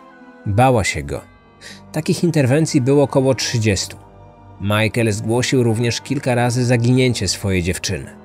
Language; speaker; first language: Polish; native; Polish